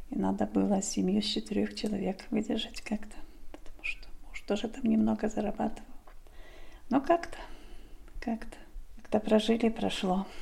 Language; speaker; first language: Russian; non-native, local second language; Polish